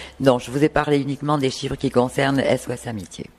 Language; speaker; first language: French; native; French